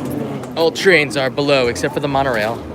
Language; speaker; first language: English; native; English